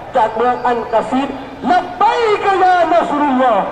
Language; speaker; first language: Thai; native; Thai